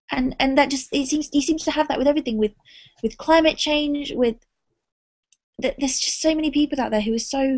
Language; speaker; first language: English; native; English